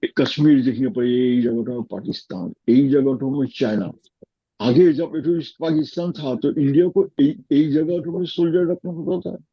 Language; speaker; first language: Hindi; non-native, fluent; Bangla